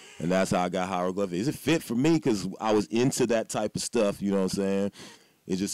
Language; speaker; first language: English; native; English